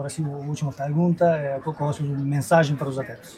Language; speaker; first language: Portuguese; non-native, fluent; Turkish